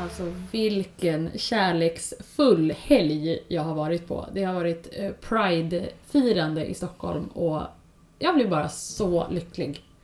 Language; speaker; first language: Swedish; native; Swedish